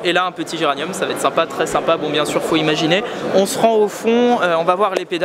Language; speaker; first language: French; native; French